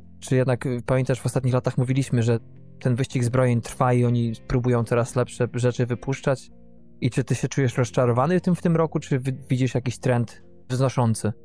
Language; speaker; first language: Polish; native; Polish